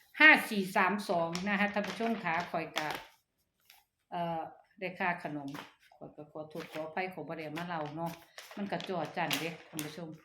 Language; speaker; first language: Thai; non-native, local second language; Northeastern Thai